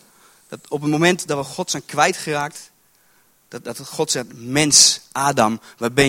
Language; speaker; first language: Dutch; native; Dutch